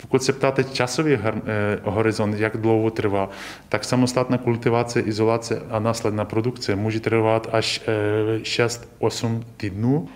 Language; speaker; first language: Czech; non-native, fluent; Ukrainian